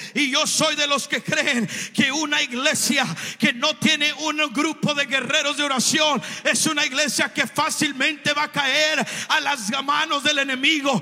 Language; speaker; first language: Spanish; native; Spanish